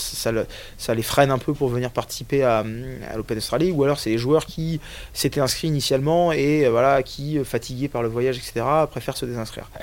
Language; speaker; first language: French; native; French